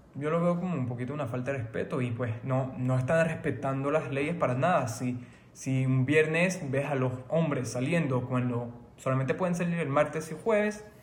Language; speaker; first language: Spanish; early bilingual, other home language; French